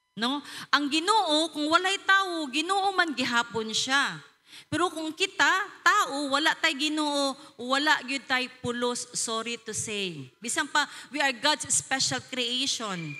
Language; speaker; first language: Cebuano; native; Cebuano